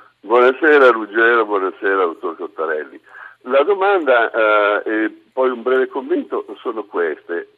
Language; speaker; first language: Italian; native; Italian